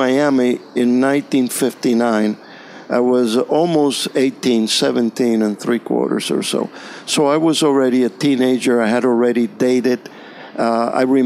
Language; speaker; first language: English; non-native, fluent; Spanish